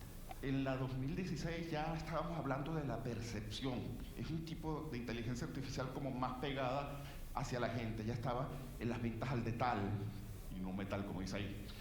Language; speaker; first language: Spanish; native; Spanish